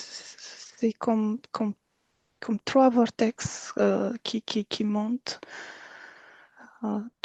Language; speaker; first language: French; non-native, fluent; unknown